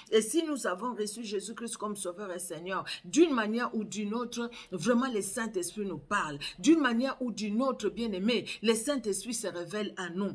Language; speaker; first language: French; non-native, local second language; Lingala